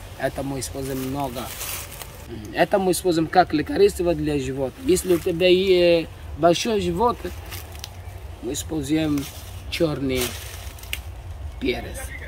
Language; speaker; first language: Russian; non-native, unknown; Swahili